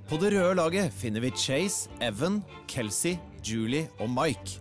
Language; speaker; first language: Norwegian; native; Norwegian